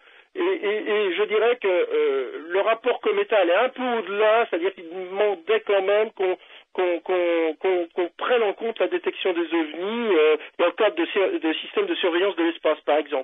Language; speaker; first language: French; native; French